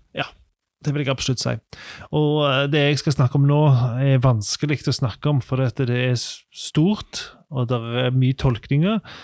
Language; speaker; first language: Norwegian; native; Norwegian